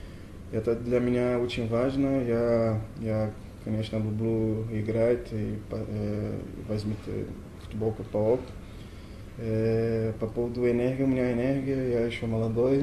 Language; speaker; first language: Russian; non-native, learner; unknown